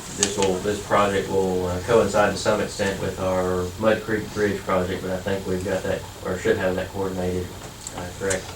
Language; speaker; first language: English; native; English